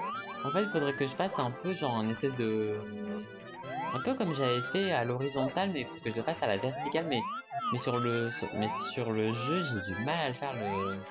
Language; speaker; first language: French; native; French